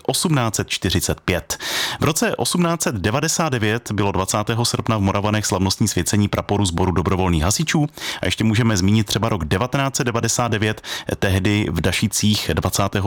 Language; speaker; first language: Czech; native; Czech